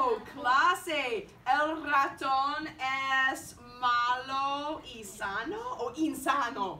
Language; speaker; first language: Spanish; non-native, fluent; English